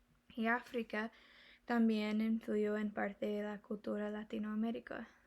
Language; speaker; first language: Spanish; non-native, learner; English